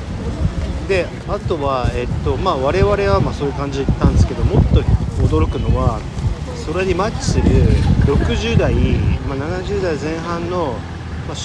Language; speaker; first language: Japanese; native; Japanese